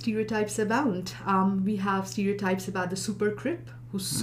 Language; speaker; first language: English; non-native, local second language; Bangla